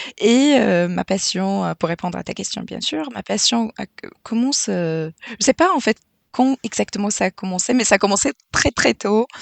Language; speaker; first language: French; non-native, local second language; Arabic